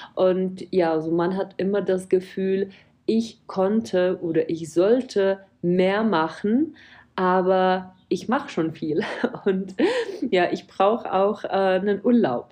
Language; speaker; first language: German; non-native, fluent; Czech